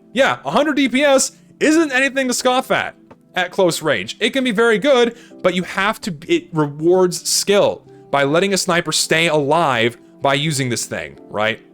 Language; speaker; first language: English; native; English